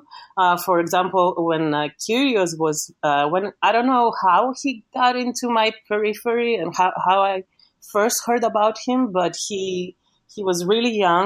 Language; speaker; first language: English; non-native, fluent; Greek